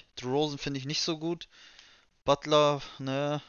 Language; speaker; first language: German; native; German